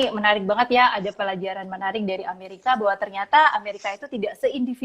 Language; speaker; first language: Indonesian; native; Indonesian